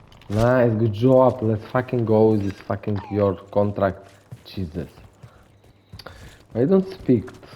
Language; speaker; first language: English; non-native, learner; Ukrainian